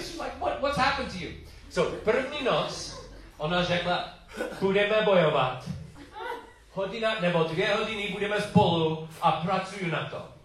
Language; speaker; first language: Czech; non-native, learner; English